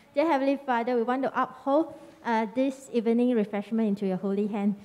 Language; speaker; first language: English; non-native, local second language; Chinese